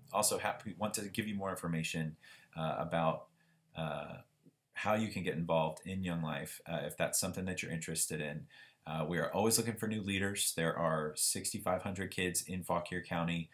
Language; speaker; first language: English; native; English